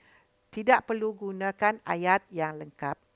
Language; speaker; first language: Malay; native; Malay